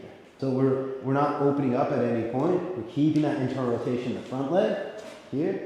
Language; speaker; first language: English; native; English